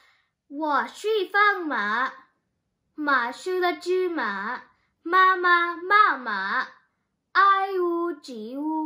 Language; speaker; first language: Chinese; early bilingual, heritage; Chinese